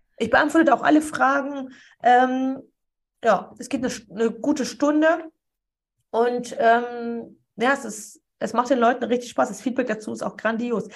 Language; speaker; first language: German; early bilingual, other home language; Polish